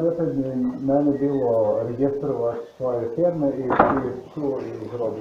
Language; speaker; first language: Polish; non-native, learner; Slovenian